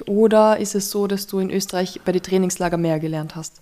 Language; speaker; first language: German; native; German